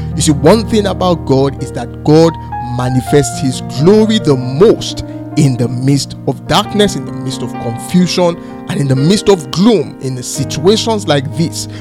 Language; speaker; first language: English; non-native, local second language; Yoruba